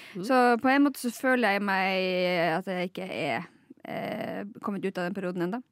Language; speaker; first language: Norwegian; native; Norwegian